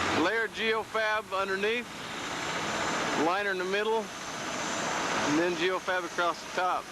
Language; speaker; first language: English; native; English